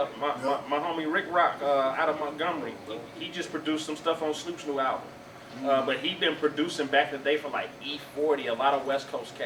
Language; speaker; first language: English; native; English